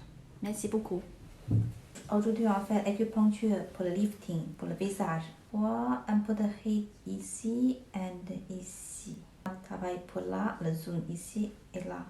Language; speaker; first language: French; non-native, learner; Chinese